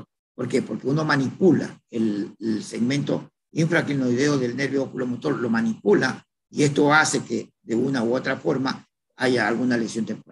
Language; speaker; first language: Spanish; native; Spanish